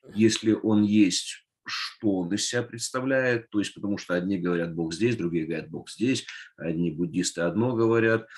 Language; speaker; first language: Russian; native; Russian